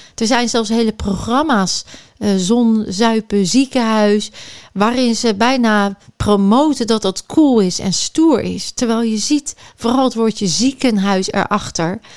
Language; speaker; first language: Dutch; native; Dutch